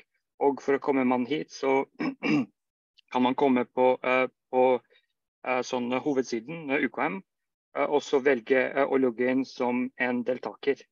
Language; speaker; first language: Norwegian; non-native, fluent; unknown